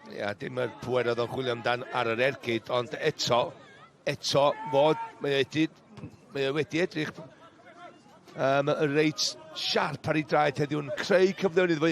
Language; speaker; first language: Welsh; native; Welsh